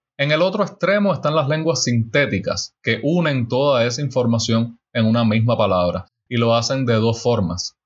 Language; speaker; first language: Spanish; native; Spanish